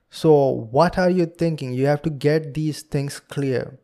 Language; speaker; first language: English; non-native, local second language; Hindi